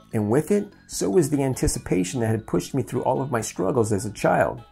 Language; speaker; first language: English; native; English